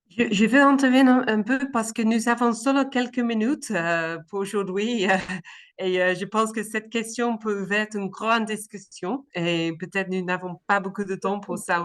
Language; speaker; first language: French; non-native, learner; English